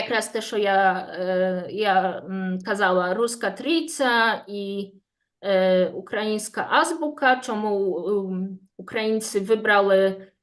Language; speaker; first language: Ukrainian; non-native, fluent; Polish